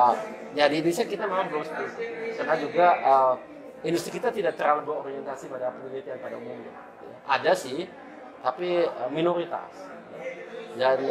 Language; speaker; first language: Indonesian; early bilingual, heritage; German